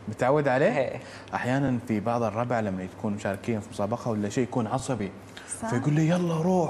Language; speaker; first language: Arabic; native; Arabic